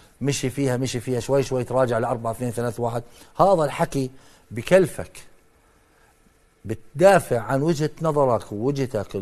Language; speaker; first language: Arabic; native; Arabic